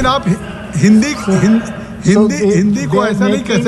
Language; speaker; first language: Hindi; non-native, local second language; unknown